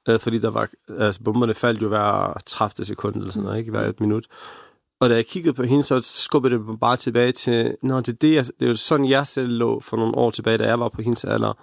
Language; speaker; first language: Danish; early bilingual, other home language; Arabic